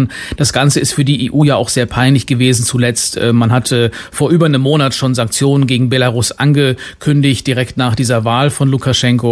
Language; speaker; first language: German; native; German